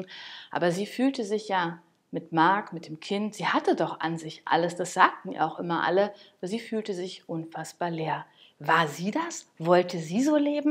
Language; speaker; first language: German; native; German